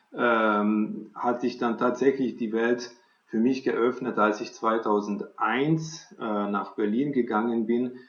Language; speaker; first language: German; non-native, fluent; Hungarian